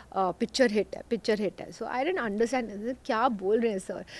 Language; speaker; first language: Hindi; native; Hindi